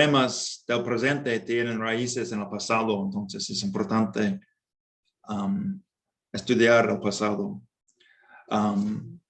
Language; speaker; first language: Spanish; non-native, fluent; English